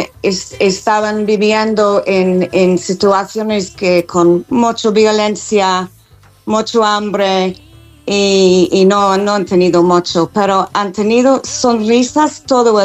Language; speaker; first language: Spanish; non-native, fluent; English